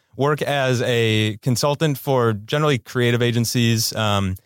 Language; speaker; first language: English; native; English